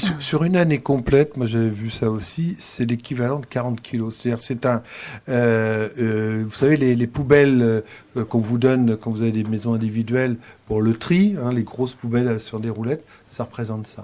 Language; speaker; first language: French; native; French